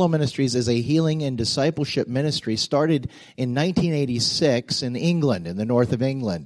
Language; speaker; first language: English; native; English